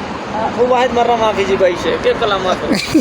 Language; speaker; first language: Arabic; non-native, learner; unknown